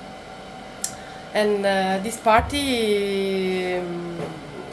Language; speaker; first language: English; non-native, learner; Italian